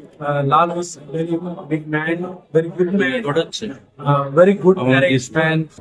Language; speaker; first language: English; non-native, learner; Sinhala